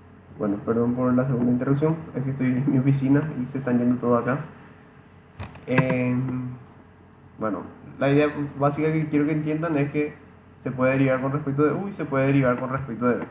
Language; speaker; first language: Spanish; native; Spanish